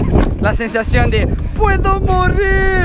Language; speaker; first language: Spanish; non-native, learner; Portuguese